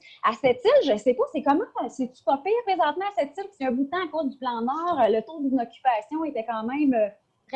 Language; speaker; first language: French; native; French